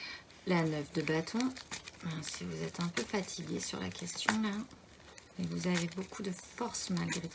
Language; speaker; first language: French; native; French